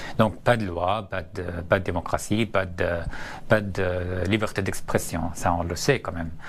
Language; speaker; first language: French; non-native, fluent; Arabic